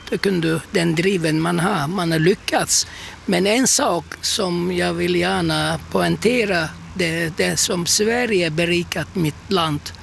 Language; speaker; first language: Swedish; non-native, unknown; Turkish